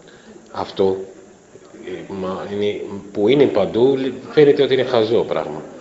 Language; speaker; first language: Greek; non-native, learner; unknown